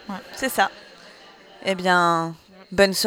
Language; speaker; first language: French; native; French